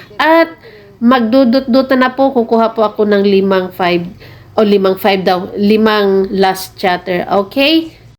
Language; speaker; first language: Filipino; non-native, local second language; Cebuano